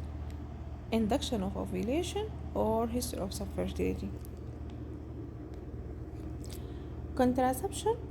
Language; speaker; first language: English; non-native, local second language; Arabic